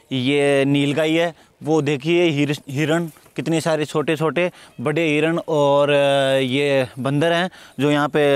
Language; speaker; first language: Hindi; native; Hindi